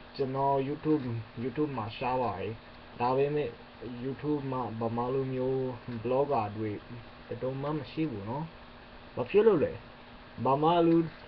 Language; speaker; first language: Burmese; non-native, learner; English